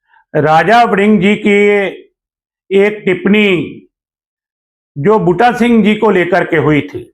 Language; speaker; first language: Hindi; non-native, local second language; Punjabi